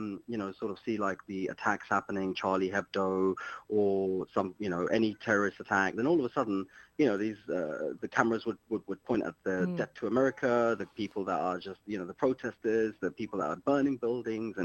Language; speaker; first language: English; native; English